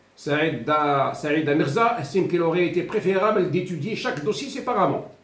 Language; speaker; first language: French; non-native, local second language; Arabic